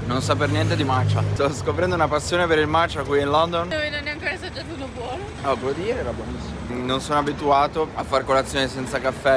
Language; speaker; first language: Italian; native; Italian